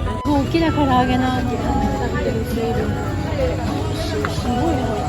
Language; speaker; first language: Japanese; native; Japanese